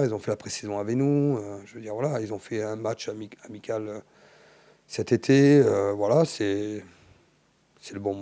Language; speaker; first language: French; native; French